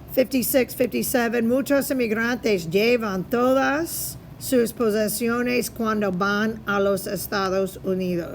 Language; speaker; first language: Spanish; non-native, fluent; English